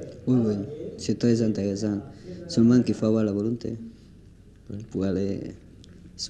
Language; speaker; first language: French; non-native, learner; Spanish